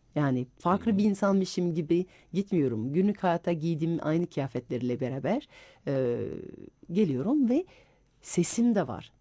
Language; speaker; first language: Turkish; non-native, fluent; French